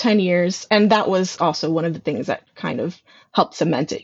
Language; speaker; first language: English; native; English